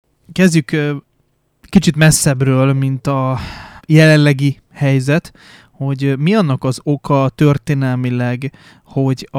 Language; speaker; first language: Hungarian; native; Hungarian